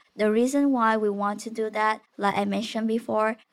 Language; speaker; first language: English; non-native, fluent; Vietnamese